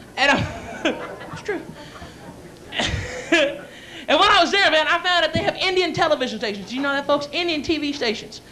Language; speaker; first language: English; native; English